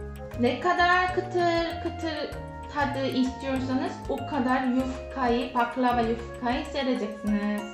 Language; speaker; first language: Turkish; non-native, fluent; Korean